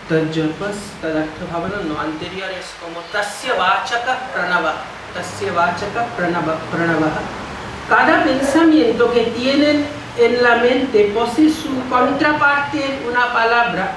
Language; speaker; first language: Spanish; non-native, fluent; Bangla